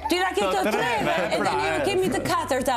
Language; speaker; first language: Albanian; native; Albanian